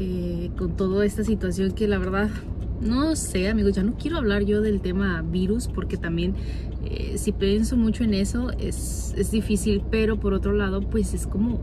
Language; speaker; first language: Spanish; native; Spanish